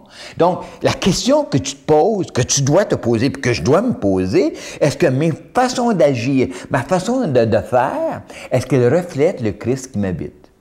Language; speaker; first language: French; native; French